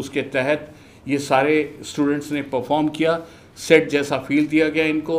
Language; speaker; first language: Hindi; native; Hindi